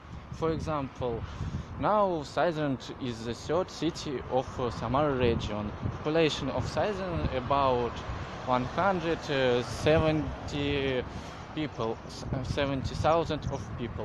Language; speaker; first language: English; non-native, learner; Russian